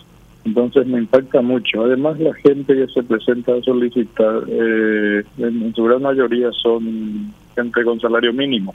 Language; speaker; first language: Spanish; native; Spanish